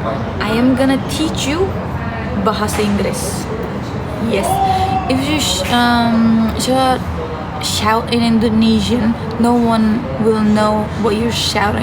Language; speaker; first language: English; non-native, fluent; Turkish